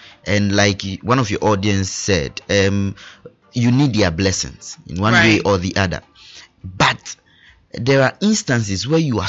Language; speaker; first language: English; non-native, local second language; Ewe